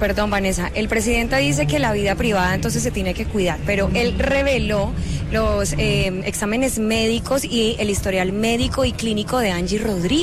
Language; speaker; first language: Spanish; native; Spanish